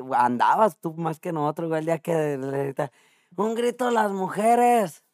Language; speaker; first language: Spanish; native; Spanish